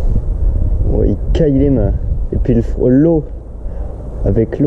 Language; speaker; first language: French; native; French